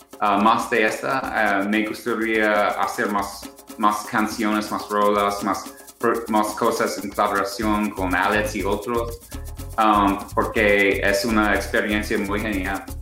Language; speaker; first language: Spanish; non-native, learner; English